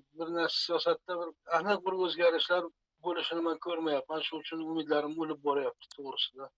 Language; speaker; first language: Uzbek; native; Uzbek